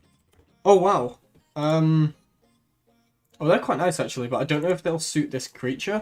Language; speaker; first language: English; native; English